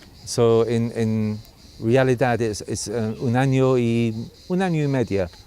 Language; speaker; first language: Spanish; non-native, learner; English